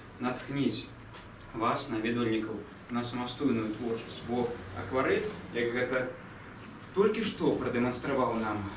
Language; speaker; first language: Belarusian; native; Belarusian